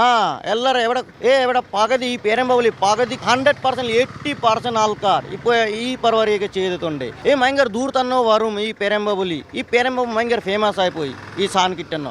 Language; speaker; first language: Malayalam; non-native, learner; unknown